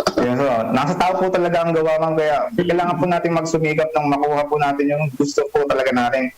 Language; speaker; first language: Filipino; native; Filipino